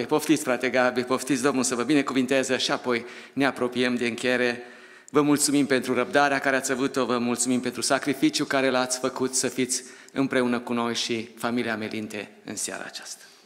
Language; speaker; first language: Romanian; native; Romanian